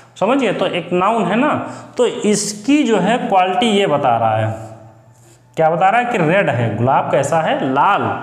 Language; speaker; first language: Hindi; native; Hindi